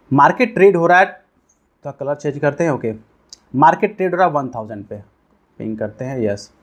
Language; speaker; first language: Hindi; native; Hindi